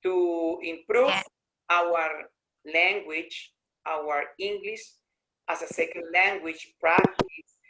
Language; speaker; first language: English; non-native, learner; Spanish